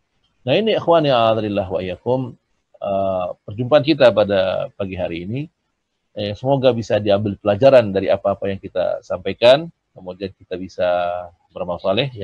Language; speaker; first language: Indonesian; native; Indonesian